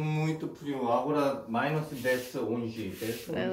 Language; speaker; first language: Portuguese; non-native, learner; Korean